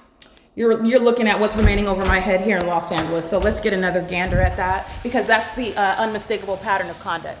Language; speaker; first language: English; native; English